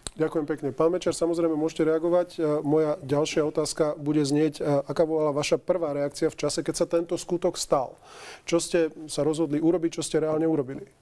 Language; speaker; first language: Slovak; native; Slovak